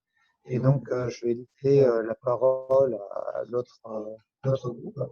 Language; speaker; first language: French; native; French